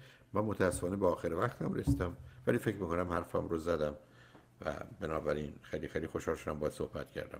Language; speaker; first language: Persian; native; Persian